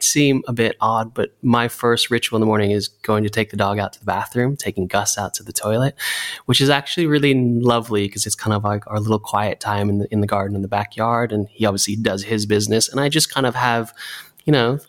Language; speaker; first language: English; native; English